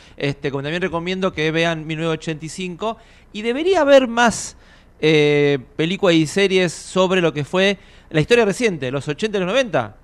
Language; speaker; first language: Spanish; native; Spanish